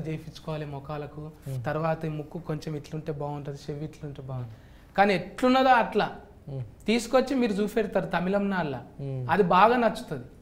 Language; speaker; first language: Telugu; native; Telugu